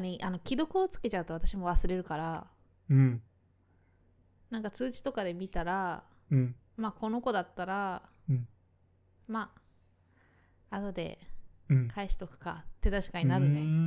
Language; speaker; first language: Japanese; native; Japanese